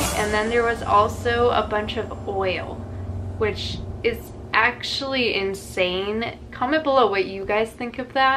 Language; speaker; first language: English; native; English